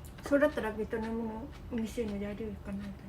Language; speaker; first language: Japanese; non-native, fluent; Vietnamese